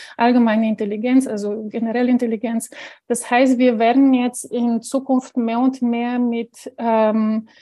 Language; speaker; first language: German; non-native, fluent; Bulgarian